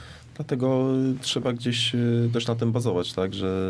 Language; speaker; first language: Polish; native; Polish